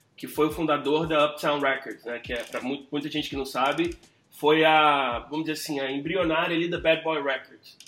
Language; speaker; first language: Portuguese; early bilingual, heritage; English